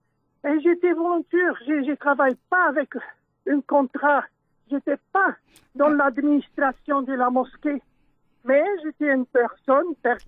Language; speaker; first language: French; non-native, local second language; Dutch